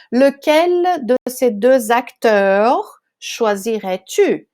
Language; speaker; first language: French; non-native, fluent; Portuguese